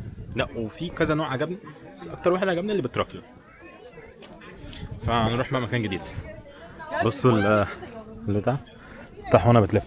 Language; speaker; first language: Arabic; native; Arabic